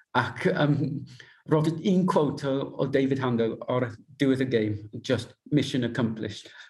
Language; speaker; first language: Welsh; non-native, learner; English